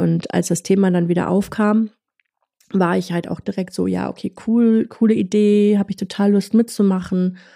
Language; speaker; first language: German; early bilingual, other home language; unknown